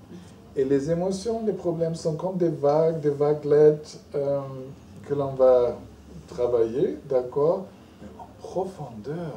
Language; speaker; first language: French; non-native, fluent; German